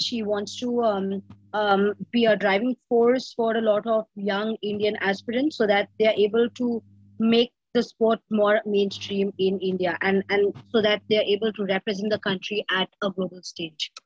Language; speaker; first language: English; non-native, local second language; Hindi